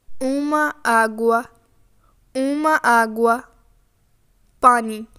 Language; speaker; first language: Portuguese; non-native, learner; Urdu